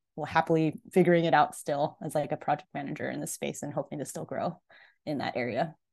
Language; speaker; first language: English; early bilingual, other home language; Filipino